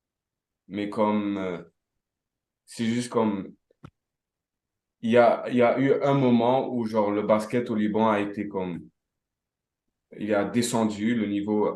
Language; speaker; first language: French; non-native, local second language; Arabic